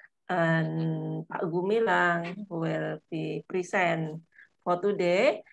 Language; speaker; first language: English; non-native, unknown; Indonesian